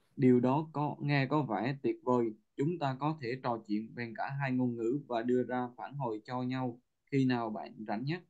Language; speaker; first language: Vietnamese; native; Vietnamese